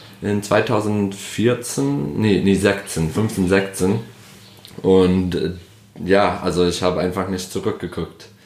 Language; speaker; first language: German; non-native, fluent; English